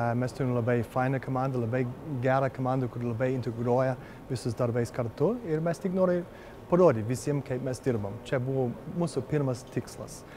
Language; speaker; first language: Lithuanian; early bilingual, heritage; Lithuanian